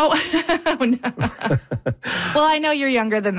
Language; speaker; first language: English; native; English